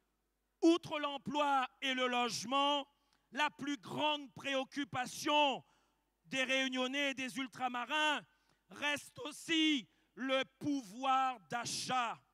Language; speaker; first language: French; native; French